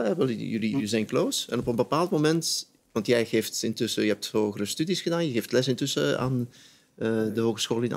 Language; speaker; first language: Dutch; native; Dutch